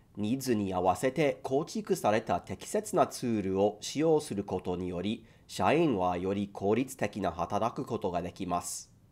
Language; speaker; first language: Japanese; non-native, fluent; English